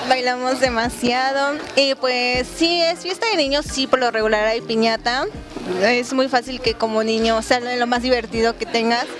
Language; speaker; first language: Spanish; native; Spanish